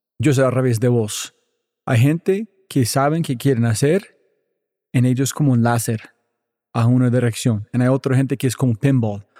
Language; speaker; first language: Spanish; non-native, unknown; English